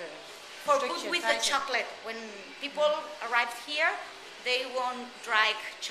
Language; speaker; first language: English; non-native, learner; Spanish